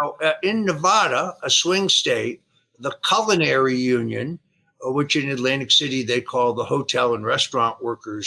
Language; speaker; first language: English; native; English